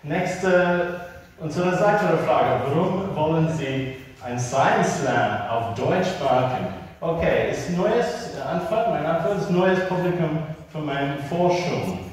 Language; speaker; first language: German; non-native, learner; English